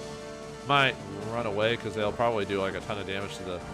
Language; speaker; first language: English; native; English